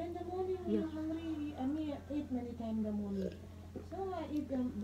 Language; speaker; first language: English; non-native, learner; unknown